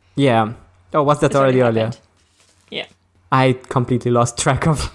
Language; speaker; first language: English; early bilingual, other home language; Hungarian